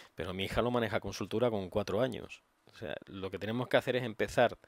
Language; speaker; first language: Spanish; native; Spanish